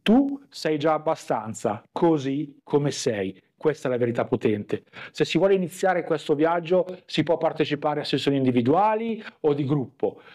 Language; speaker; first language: Italian; native; Italian